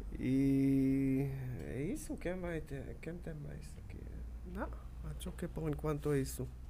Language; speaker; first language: Portuguese; non-native, learner; Hebrew